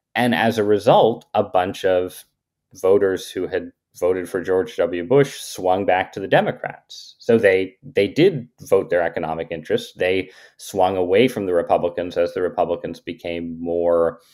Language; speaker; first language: English; native; English